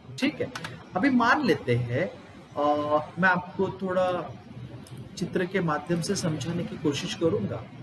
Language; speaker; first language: Hindi; non-native, local second language; Gujarati